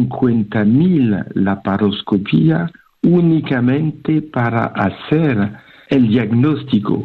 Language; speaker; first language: Spanish; non-native, fluent; French